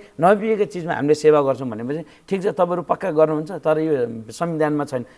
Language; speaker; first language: Nepali; native; Nepali